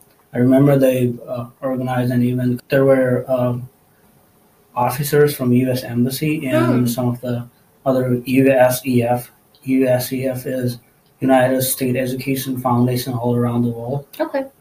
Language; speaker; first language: English; non-native, local second language; Nepali